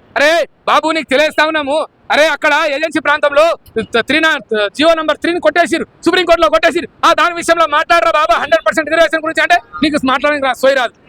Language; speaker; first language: Telugu; non-native, local second language; Lambadi